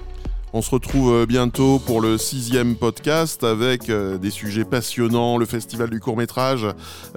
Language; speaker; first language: French; native; French